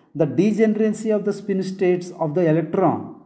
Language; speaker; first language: English; non-native, local second language; Telugu